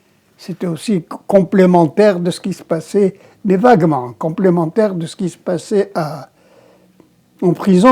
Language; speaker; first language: French; non-native, local second language; Arabic